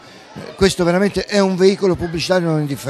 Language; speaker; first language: Italian; native; Italian